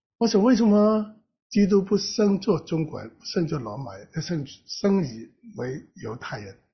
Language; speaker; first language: Chinese; non-native, local second language; Cantonese